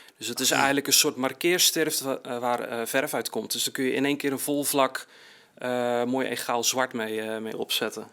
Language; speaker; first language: Dutch; native; Dutch